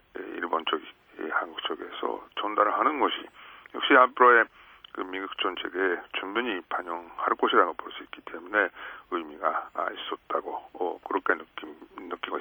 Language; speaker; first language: Korean; non-native, fluent; Japanese